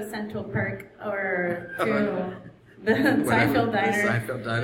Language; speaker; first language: English; non-native, fluent; Spanish